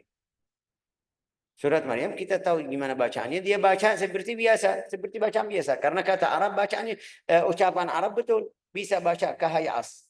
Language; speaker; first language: Indonesian; non-native, fluent; Arabic